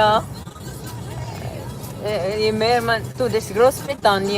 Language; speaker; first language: German; non-native, fluent; Cebuano